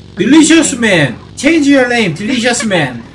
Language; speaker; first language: English; non-native, learner; Korean